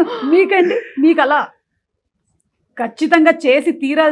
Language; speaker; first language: Telugu; native; Telugu